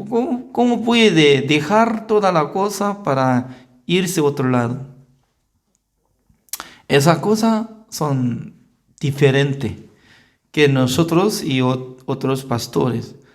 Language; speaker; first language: Spanish; non-native, learner; Korean